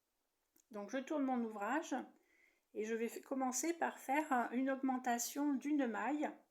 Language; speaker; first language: French; native; French